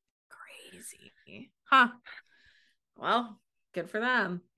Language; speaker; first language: English; native; English